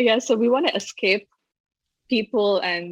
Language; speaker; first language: English; non-native, fluent; Tamil